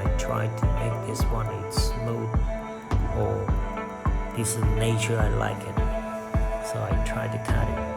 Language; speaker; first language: English; non-native, learner; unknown